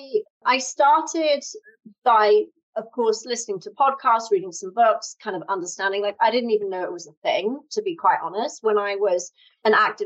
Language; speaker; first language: English; native; English